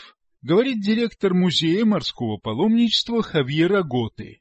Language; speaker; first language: Russian; native; Russian